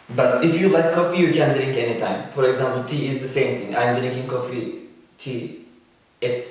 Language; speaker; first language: English; non-native, learner; Turkish